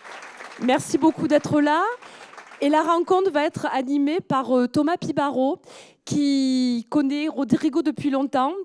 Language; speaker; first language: French; native; French